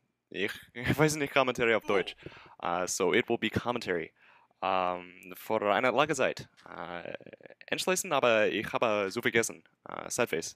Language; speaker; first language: German; non-native, learner; English